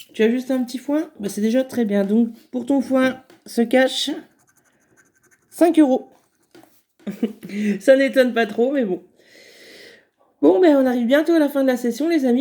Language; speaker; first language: French; native; French